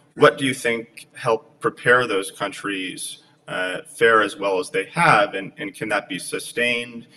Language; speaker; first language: English; early bilingual, other home language; Polish